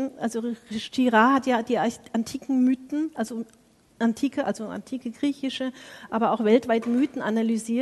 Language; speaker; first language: German; native; German